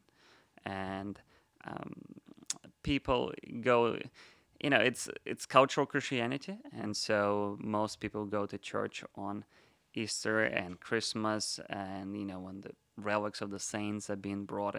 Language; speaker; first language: English; non-native, fluent; Russian